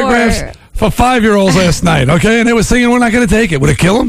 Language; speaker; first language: English; native; English